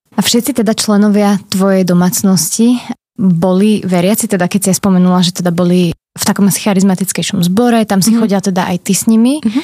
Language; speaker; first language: Slovak; native; Slovak